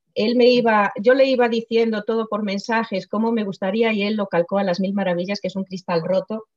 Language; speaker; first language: Spanish; non-native, local second language; Galician